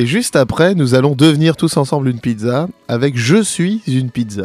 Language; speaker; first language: French; native; French